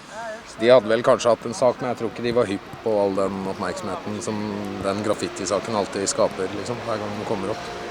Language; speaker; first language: Norwegian; native; Norwegian